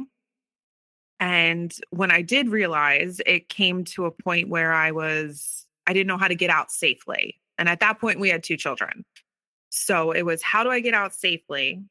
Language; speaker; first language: English; native; English